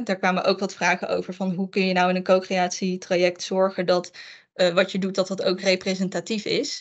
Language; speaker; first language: Dutch; native; Dutch